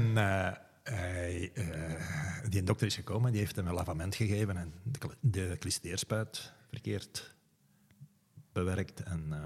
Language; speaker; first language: Dutch; native; Dutch